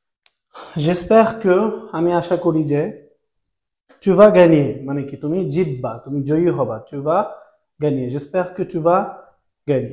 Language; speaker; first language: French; non-native, fluent; Bangla